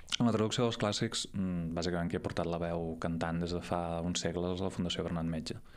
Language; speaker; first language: Catalan; native; Catalan